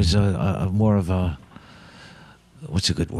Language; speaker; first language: English; native; English